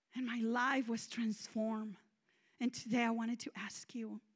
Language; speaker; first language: English; non-native, fluent; Spanish